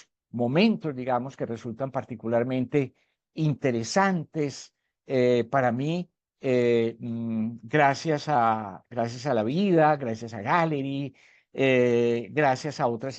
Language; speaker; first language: Spanish; native; Spanish